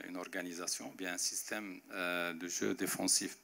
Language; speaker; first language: French; non-native, local second language; Arabic